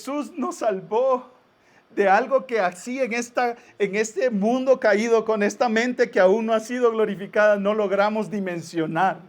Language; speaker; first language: Spanish; native; Spanish